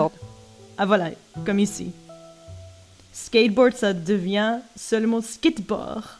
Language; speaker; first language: French; non-native, learner; Dutch